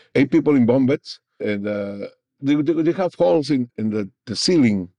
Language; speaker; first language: English; non-native, learner; Spanish